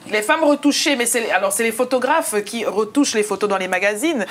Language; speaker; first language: French; native; French